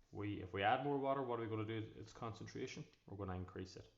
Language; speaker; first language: English; native; English